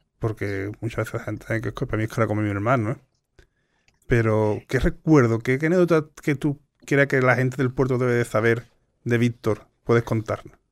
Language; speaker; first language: Spanish; native; Spanish